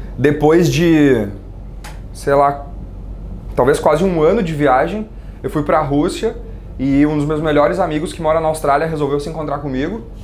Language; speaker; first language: Portuguese; native; Portuguese